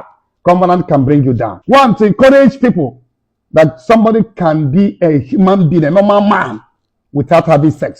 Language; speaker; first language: English; non-native, local second language; Igbo